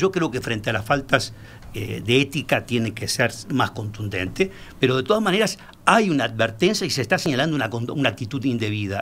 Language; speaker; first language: Spanish; native; Spanish